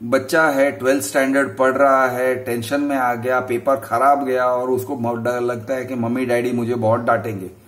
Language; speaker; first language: Hindi; non-native, local second language; Gujarati